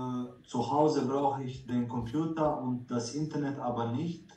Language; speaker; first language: German; non-native, learner; Croatian